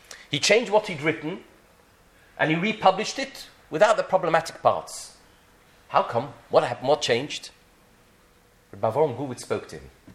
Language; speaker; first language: English; native; English